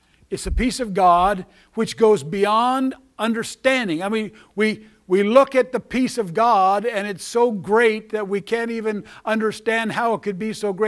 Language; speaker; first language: English; native; English